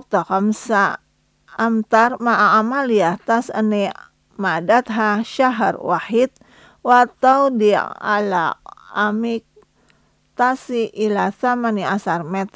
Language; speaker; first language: Arabic; non-native, fluent; Indonesian